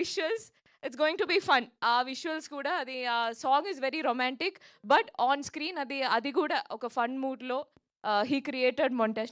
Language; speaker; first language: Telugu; non-native, local second language; Malayalam